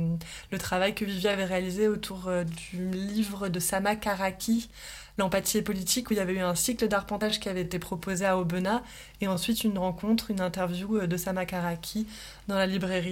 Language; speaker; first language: French; native; French